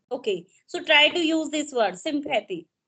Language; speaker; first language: English; non-native, local second language; Hindi